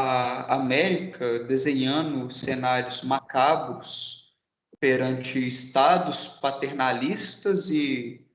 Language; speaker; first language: Portuguese; native; Portuguese